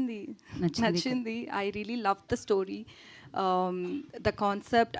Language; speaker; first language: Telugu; non-native, learner; Tamil